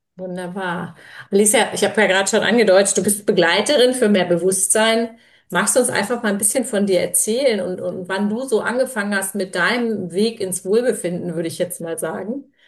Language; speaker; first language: German; native; German